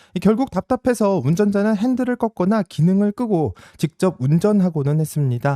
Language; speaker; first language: Korean; native; Korean